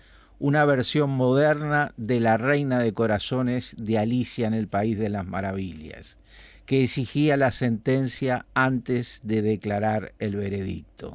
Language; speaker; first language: Spanish; native; Spanish